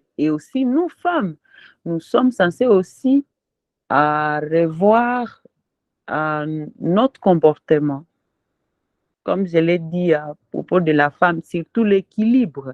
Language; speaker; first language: French; non-native, local second language; Swahili